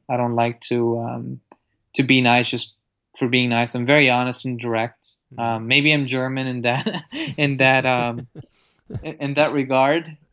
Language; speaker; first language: English; early bilingual, other home language; Arabic